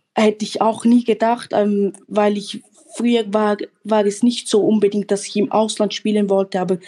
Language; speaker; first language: German; native; German